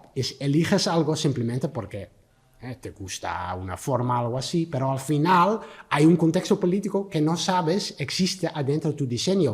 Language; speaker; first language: Spanish; non-native, learner; Dutch